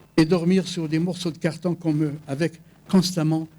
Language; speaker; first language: French; non-native, local second language; Arabic